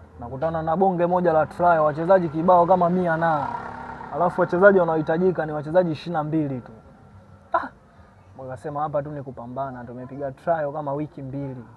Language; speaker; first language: Swahili; native; Swahili